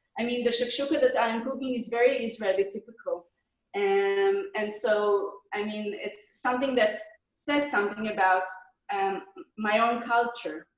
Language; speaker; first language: English; non-native, fluent; Hebrew